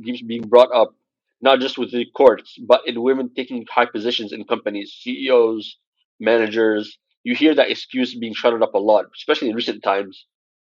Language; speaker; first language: English; native; English